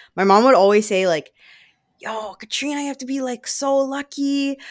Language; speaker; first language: English; non-native, fluent; Filipino